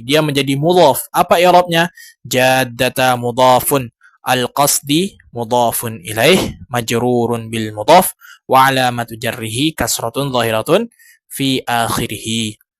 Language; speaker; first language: Arabic; non-native, learner; Indonesian